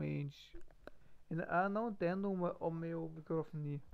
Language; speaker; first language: Portuguese; non-native, learner; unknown